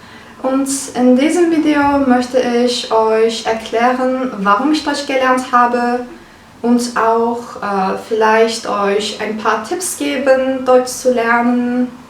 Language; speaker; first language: German; non-native, fluent; Turkish